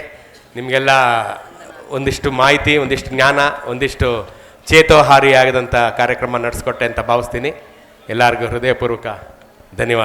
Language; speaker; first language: Kannada; native; Kannada